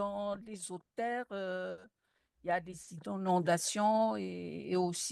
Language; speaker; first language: French; non-native, local second language; Malagasy